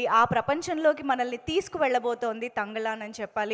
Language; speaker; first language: Telugu; native; Telugu